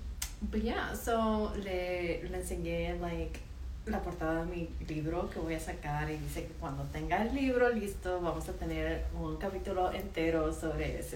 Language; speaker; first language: Spanish; early bilingual, heritage; Spanish